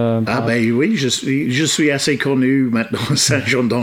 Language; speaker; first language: French; non-native, fluent; English